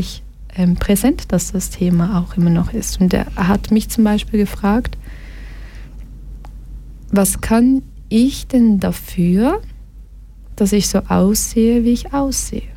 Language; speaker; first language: German; early bilingual, other home language; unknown